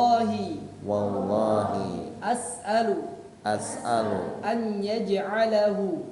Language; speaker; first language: Arabic; non-native, fluent; Indonesian